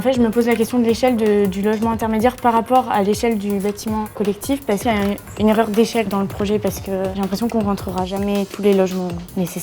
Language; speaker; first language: French; native; French